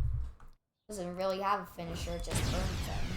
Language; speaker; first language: English; native; English